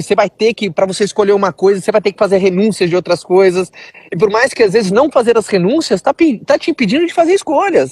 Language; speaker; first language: Portuguese; native; Portuguese